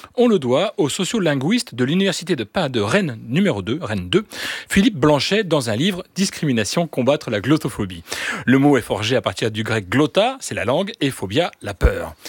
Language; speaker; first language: French; native; French